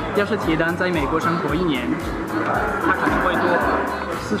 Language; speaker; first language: Chinese; non-native, fluent; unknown